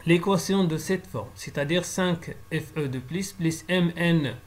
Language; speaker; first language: French; non-native, local second language; Arabic